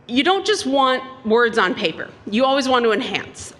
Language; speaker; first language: English; native; English